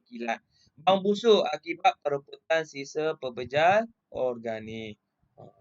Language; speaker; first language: Malay; native; Malay